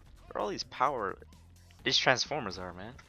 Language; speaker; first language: English; non-native, fluent; Swedish